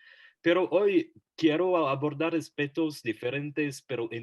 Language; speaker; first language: Spanish; non-native, fluent; French